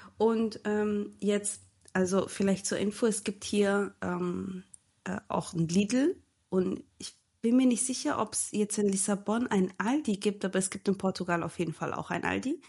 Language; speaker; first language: German; early bilingual, other home language; Turkish